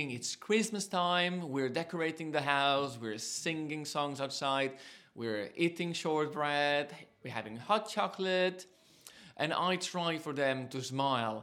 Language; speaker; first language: English; non-native, fluent; Spanish